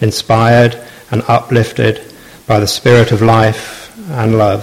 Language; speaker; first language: English; native; English